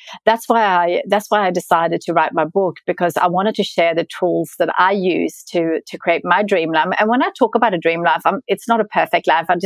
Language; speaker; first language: English; non-native, fluent; Swedish